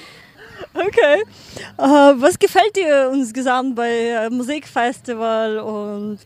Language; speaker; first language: German; non-native, learner; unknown